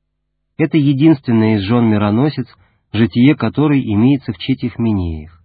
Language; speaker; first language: Russian; native; Russian